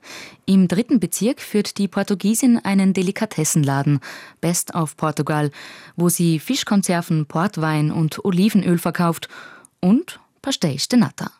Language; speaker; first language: German; native; German